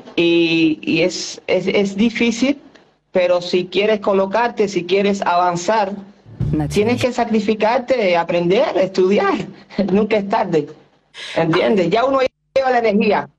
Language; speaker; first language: Spanish; native; Spanish